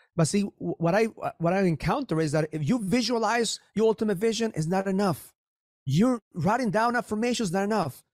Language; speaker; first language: English; early bilingual, other home language; Spanish